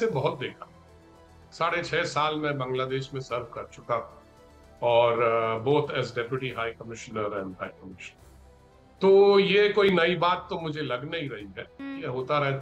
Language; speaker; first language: Hindi; native; Hindi